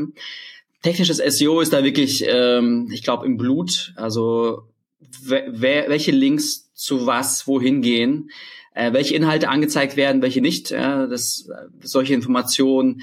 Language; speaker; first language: German; early bilingual, other home language; Russian